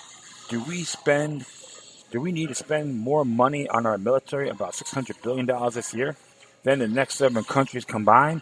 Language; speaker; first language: English; native; English